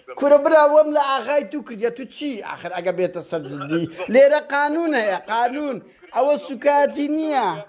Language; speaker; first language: Central Kurdish; native; Central Kurdish